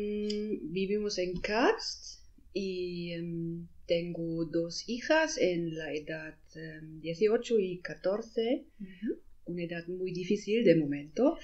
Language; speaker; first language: Spanish; non-native, learner; German